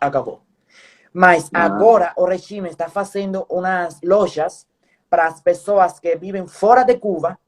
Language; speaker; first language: Portuguese; non-native, fluent; Spanish